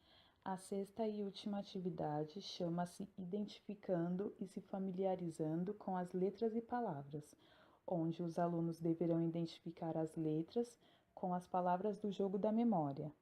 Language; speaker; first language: Portuguese; native; Portuguese